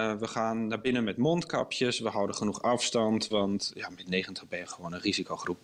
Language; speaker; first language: Dutch; native; Dutch